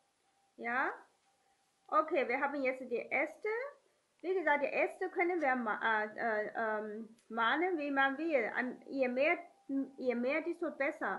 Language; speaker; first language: German; non-native, learner; Chinese